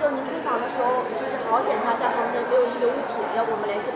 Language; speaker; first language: Chinese; native; Chinese